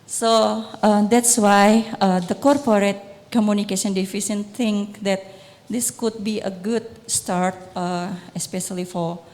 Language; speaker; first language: English; non-native, learner; Indonesian